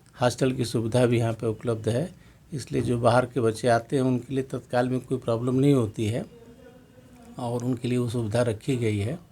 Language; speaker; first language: Hindi; native; Hindi